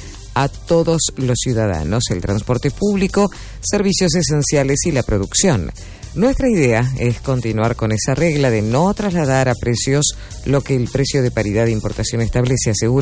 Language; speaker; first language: Spanish; native; Spanish